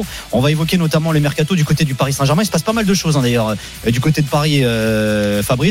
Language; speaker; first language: French; native; French